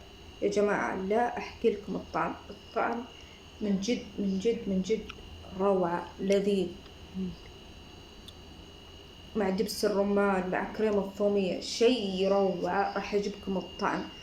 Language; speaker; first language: Arabic; native; Arabic